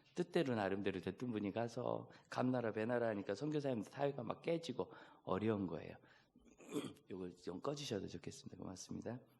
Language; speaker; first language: Korean; native; Korean